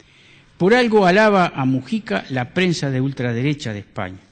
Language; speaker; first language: Spanish; native; Spanish